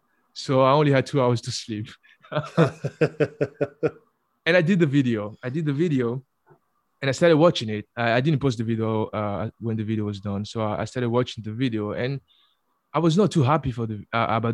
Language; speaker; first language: English; non-native, fluent; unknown